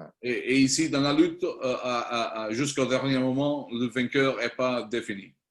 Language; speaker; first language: French; non-native, learner; Spanish